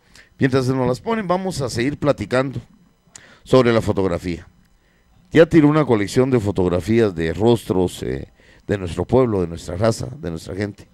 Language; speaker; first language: Spanish; native; Spanish